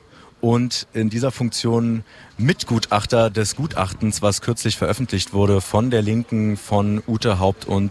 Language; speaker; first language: German; native; German